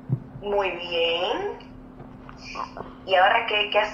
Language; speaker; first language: Spanish; native; Spanish